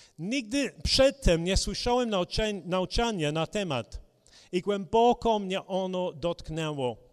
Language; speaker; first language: Polish; non-native, fluent; English